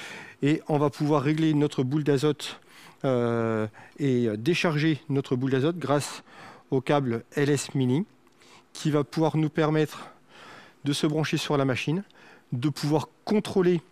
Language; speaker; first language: French; native; French